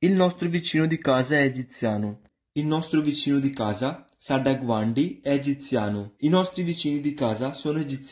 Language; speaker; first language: Italian; non-native, fluent; Punjabi